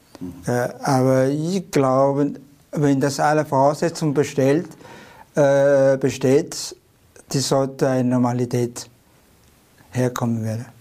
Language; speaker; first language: German; non-native, fluent; Chinese